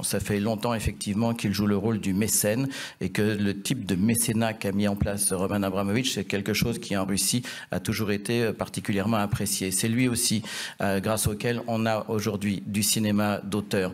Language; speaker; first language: French; native; French